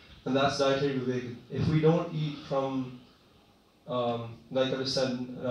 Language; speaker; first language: English; early bilingual, other home language; Punjabi